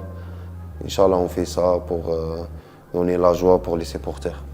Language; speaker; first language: French; non-native, local second language; Arabic